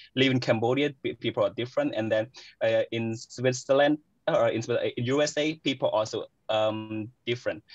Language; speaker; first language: English; non-native, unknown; Khmer